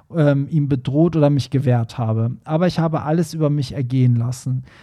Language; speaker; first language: German; non-native, fluent; Persian